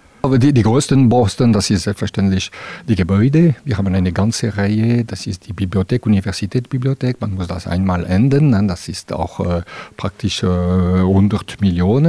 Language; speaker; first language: German; non-native, local second language; French